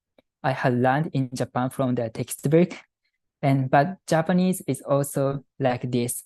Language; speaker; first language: English; non-native, fluent; Japanese